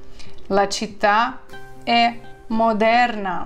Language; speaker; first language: Italian; non-native, fluent; Ukrainian